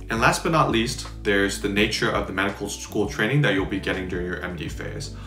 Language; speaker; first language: English; native; English